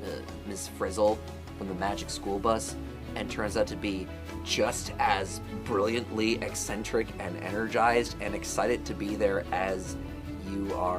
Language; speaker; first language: English; native; English